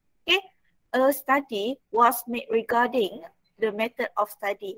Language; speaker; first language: English; non-native, local second language; Malay